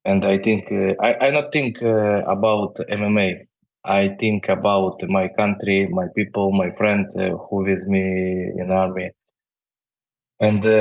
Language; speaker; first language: English; non-native, learner; Ukrainian